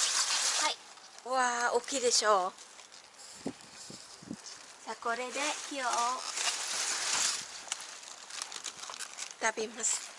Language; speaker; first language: Japanese; non-native, learner; Vietnamese